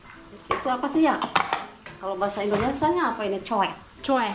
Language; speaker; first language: Indonesian; native; Indonesian